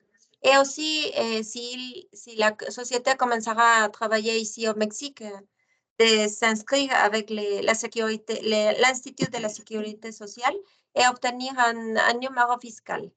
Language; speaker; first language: French; non-native, fluent; Spanish